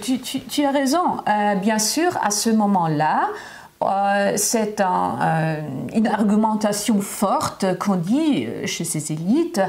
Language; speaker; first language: French; non-native, fluent; German